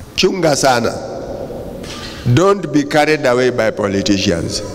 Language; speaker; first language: English; non-native, local second language; Swahili